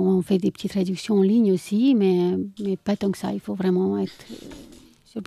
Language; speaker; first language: French; non-native, fluent; Romanian